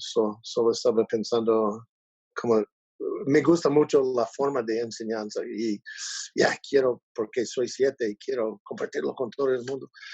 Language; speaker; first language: Spanish; non-native, learner; English